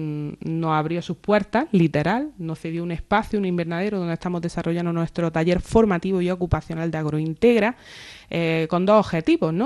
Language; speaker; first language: Spanish; native; Spanish